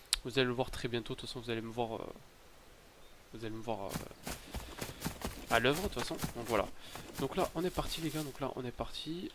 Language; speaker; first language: French; native; French